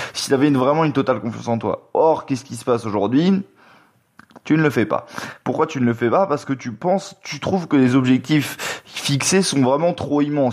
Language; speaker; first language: French; native; French